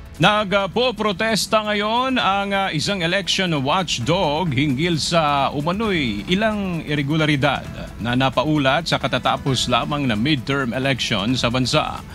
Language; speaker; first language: Filipino; native; Filipino